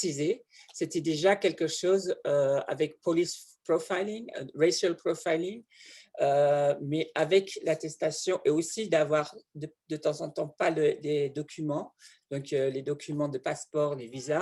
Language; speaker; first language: French; non-native, fluent; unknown